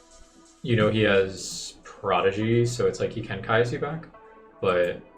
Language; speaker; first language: English; native; English